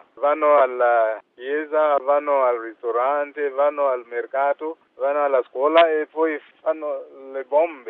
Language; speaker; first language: Italian; non-native, fluent; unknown